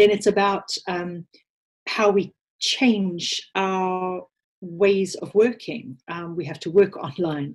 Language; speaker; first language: English; native; English